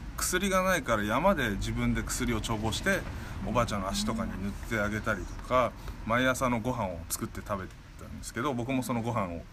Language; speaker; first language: Japanese; native; Japanese